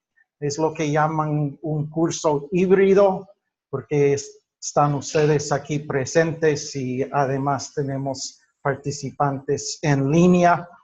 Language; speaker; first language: Spanish; non-native, fluent; English